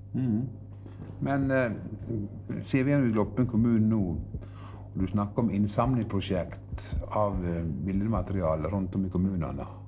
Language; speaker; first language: Norwegian; native; Norwegian